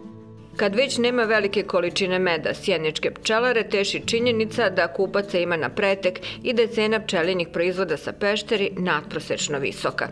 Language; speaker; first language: Serbian; native; Serbian